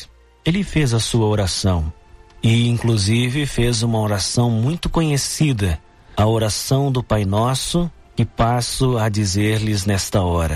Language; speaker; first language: Portuguese; native; Portuguese